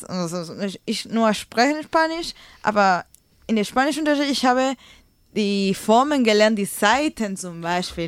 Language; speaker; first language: German; non-native, learner; Spanish